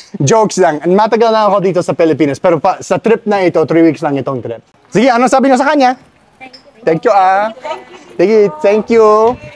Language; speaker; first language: Filipino; non-native, fluent; English